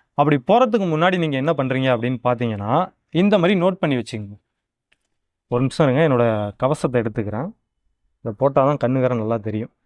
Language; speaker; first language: Tamil; native; Tamil